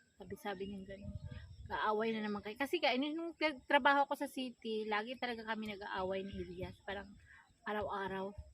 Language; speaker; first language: Filipino; native; Filipino